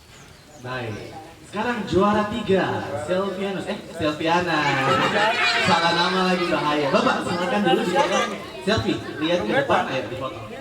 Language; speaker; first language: Malay; native; Malay